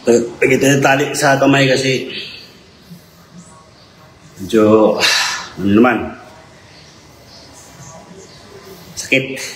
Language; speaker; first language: Filipino; native; Filipino